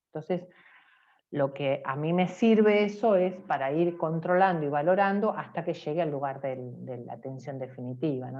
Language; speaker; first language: Spanish; native; Spanish